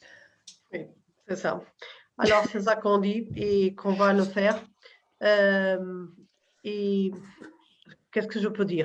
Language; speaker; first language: French; non-native, learner; Portuguese